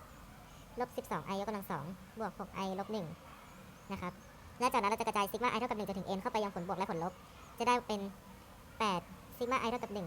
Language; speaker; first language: Thai; native; Thai